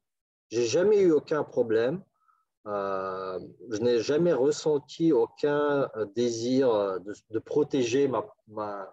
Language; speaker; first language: French; non-native, fluent; Ukrainian